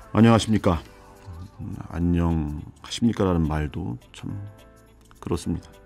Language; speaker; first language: Korean; native; Korean